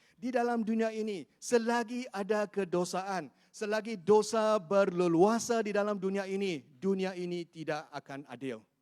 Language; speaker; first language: Malay; non-native, local second language; Chinese